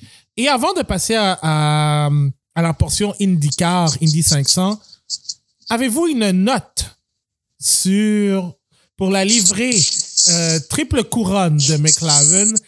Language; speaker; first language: French; native; French